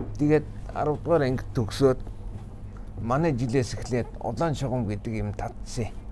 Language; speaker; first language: Mongolian; non-native, local second language; Buriat